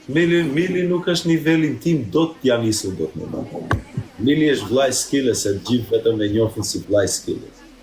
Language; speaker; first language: Albanian; early bilingual, heritage; Albanian